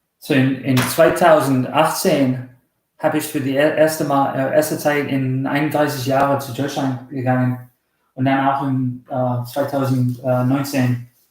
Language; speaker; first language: German; early bilingual, heritage; German